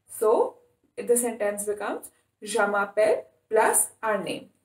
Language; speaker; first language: French; non-native, fluent; Hindi